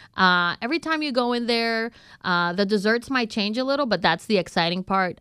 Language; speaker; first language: English; non-native, fluent; Spanish